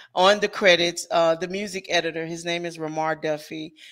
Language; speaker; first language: English; native; English